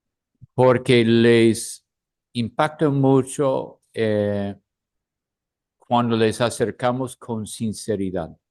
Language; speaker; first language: Spanish; non-native, fluent; English